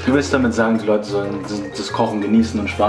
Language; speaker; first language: German; native; German